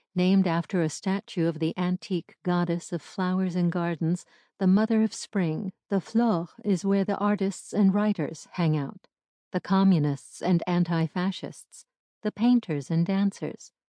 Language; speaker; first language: English; native; English